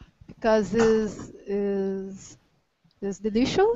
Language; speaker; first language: English; non-native, learner; Portuguese